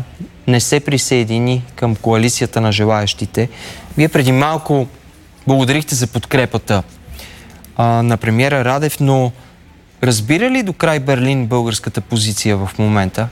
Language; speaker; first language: Bulgarian; native; Bulgarian